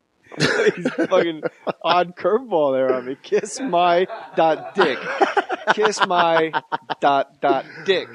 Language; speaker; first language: English; native; English